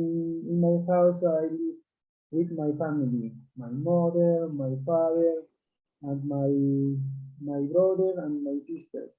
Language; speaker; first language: English; non-native, learner; Quechua